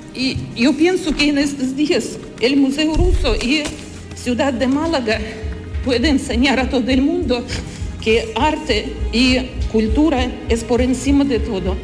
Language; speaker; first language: Spanish; non-native, fluent; Russian